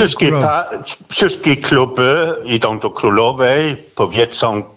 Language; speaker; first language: Polish; non-native, fluent; Danish